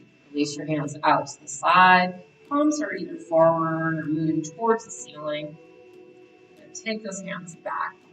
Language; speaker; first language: English; native; English